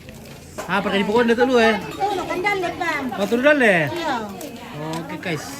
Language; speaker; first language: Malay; non-native, local second language; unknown